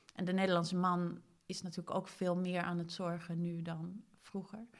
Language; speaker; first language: Dutch; non-native, fluent; Swedish